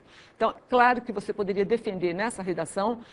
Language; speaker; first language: Portuguese; native; Portuguese